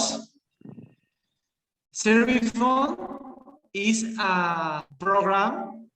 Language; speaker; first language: English; non-native, learner; Spanish